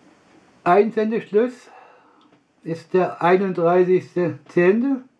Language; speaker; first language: German; non-native, learner; Russian